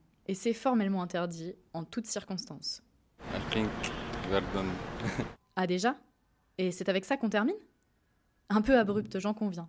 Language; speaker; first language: French; native; French